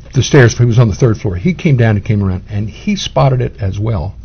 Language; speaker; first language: English; native; English